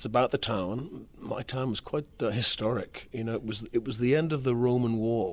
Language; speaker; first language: English; native; English